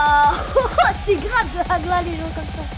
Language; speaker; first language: French; native; French